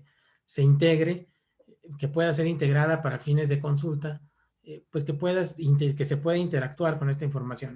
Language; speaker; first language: Spanish; native; Spanish